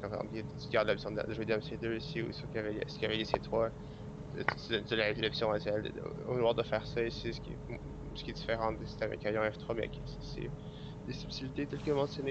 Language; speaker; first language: French; native; French